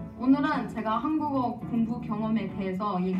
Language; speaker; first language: Korean; non-native, fluent; English